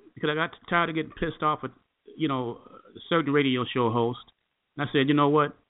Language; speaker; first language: English; native; English